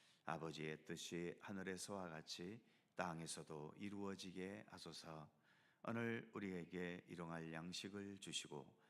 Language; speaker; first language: Korean; native; Korean